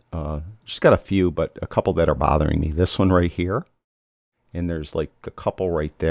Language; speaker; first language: English; native; English